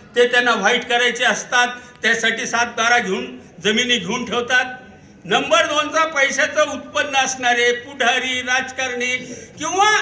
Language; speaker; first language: Marathi; non-native, local second language; Urdu